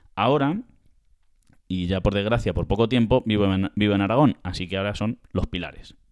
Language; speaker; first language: Spanish; native; Spanish